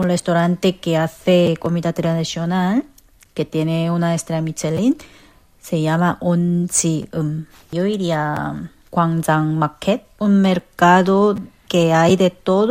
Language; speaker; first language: Spanish; non-native, learner; Korean